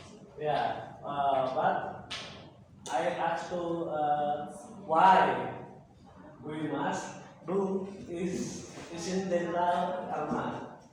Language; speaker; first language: English; non-native, learner; Indonesian